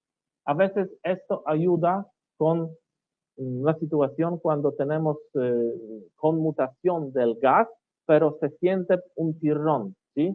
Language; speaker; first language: Spanish; non-native, learner; Polish